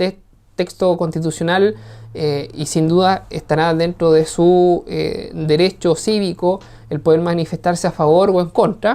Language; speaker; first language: Spanish; native; Spanish